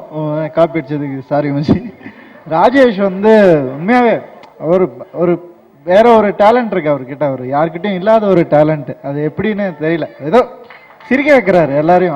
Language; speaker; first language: Tamil; native; Tamil